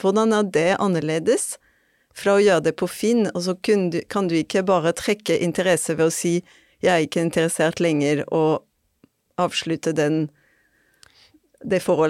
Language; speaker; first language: Norwegian; non-native, fluent; French